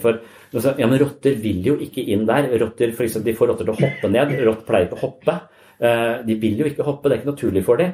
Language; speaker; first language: Norwegian; native; Norwegian